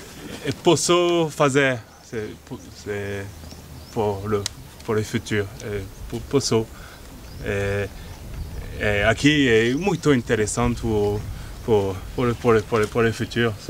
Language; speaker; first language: Portuguese; non-native, learner; French